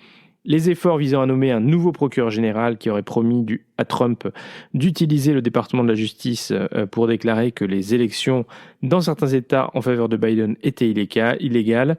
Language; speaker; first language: French; native; French